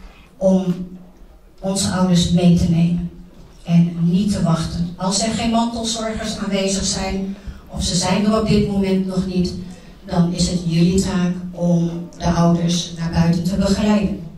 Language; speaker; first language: Dutch; early bilingual, other home language; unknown